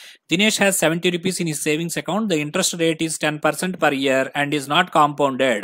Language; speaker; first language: English; non-native, local second language; Telugu